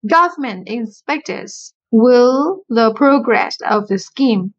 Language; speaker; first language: English; non-native, fluent; Vietnamese